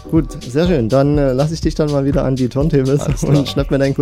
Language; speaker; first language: German; native; German